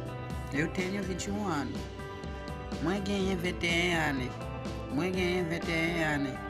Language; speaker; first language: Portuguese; non-native, learner; Haitian Creole